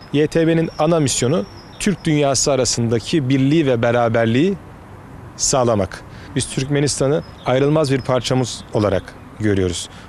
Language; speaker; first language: Turkish; native; Turkish